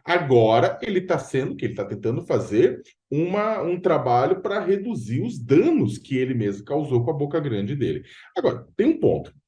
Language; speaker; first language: Portuguese; native; Portuguese